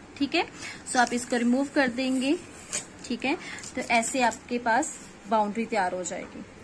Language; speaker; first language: Hindi; non-native, local second language; Punjabi